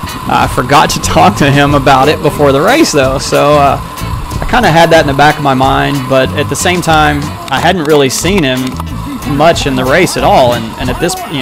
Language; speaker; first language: English; native; English